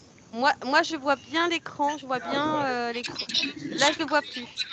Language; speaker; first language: French; native; French